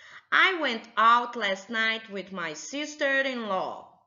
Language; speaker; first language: English; non-native, fluent; Portuguese